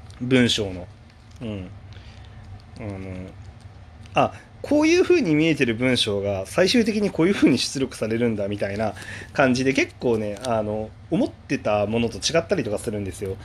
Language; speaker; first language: Japanese; native; Japanese